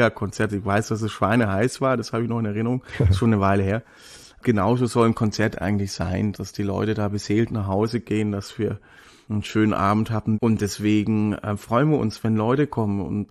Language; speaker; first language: German; native; German